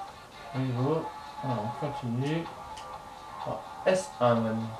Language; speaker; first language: French; native; French